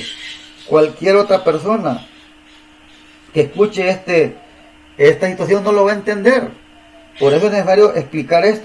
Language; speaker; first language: Spanish; native; Spanish